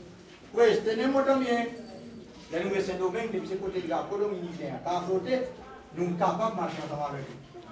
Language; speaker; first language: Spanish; non-native, fluent; Haitian Creole